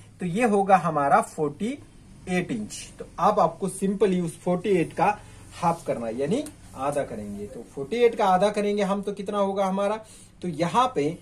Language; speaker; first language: Hindi; non-native, local second language; Marathi